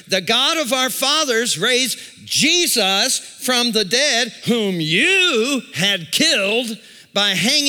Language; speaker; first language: English; native; English